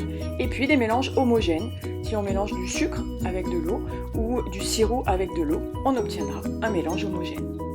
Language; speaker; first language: French; native; French